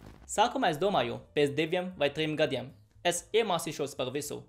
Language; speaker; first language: Latvian; non-native, fluent; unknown